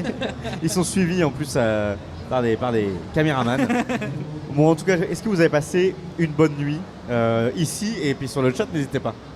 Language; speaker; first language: French; native; French